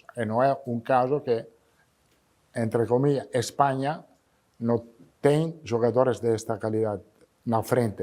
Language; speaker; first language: Portuguese; non-native, fluent; Italian